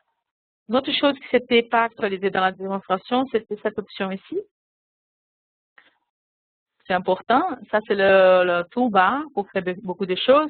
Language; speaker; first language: French; non-native, fluent; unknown